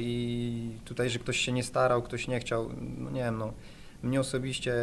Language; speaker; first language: Polish; native; Polish